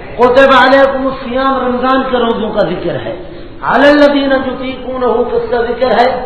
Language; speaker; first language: Urdu; non-native, local second language; Punjabi